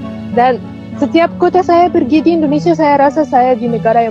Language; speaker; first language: Indonesian; non-native, fluent; Arabic